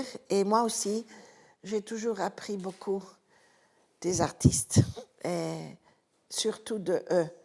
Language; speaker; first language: French; non-native, fluent; Italian